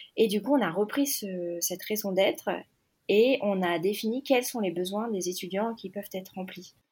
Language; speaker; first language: French; native; French